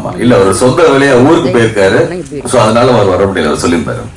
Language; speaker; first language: Tamil; native; Tamil